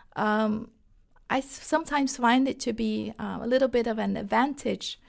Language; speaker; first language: English; non-native, fluent; Chinese